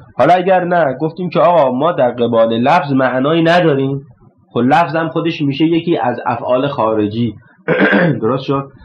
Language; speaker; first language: Persian; native; Persian